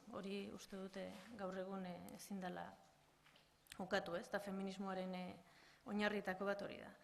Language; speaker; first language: Basque; native; Basque